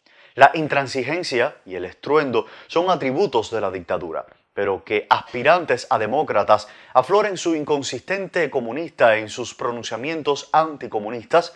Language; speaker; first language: Spanish; native; Spanish